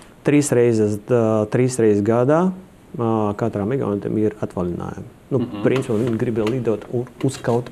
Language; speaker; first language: Latvian; non-native, local second language; Russian